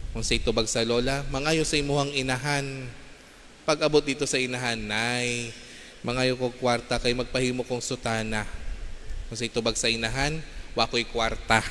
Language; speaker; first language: Cebuano; non-native, local second language; Filipino